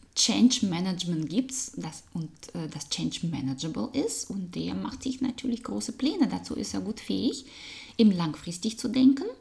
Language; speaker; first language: German; non-native, fluent; Russian